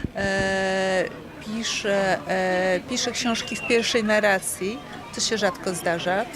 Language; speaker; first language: Polish; native; Polish